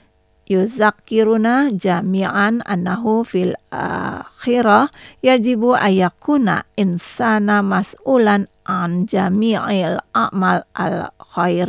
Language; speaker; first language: Arabic; non-native, fluent; Indonesian